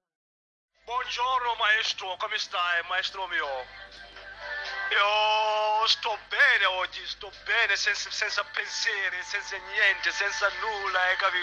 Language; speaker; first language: Italian; non-native, learner; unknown